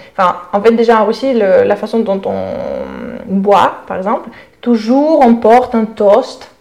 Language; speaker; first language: French; non-native, fluent; Russian